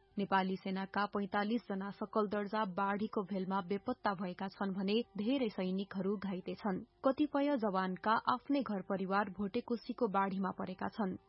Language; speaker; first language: Nepali; native; Nepali